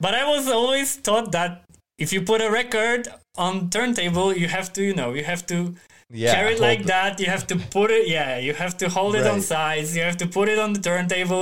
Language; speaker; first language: English; non-native, fluent; Polish